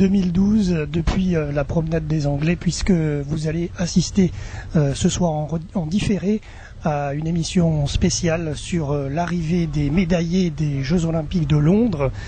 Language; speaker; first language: French; native; French